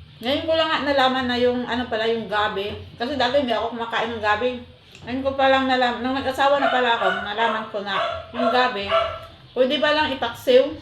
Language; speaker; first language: Filipino; non-native, local second language; Cebuano